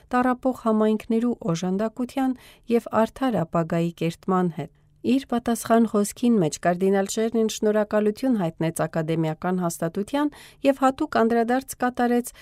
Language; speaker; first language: Armenian; early bilingual, heritage; Armenian